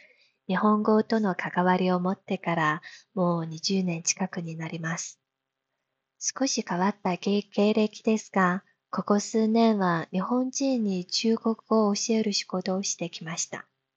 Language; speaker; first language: Japanese; non-native, fluent; Chinese